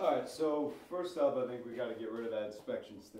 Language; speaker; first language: English; native; English